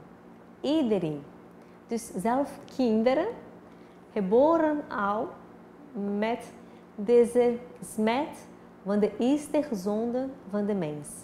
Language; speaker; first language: Dutch; non-native, fluent; Portuguese